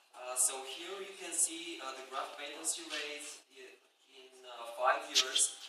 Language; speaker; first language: English; non-native, fluent; Bulgarian